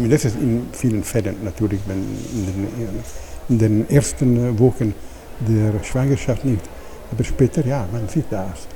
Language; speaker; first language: German; non-native, fluent; Italian